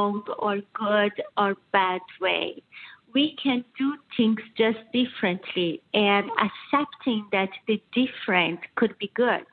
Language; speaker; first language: English; non-native, fluent; Portuguese